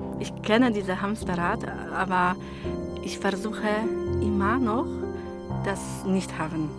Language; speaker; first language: German; non-native, learner; Polish